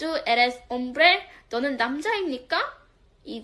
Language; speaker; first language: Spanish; non-native, learner; Korean